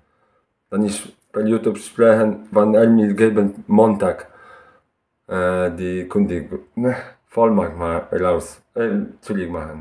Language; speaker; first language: German; non-native, learner; Polish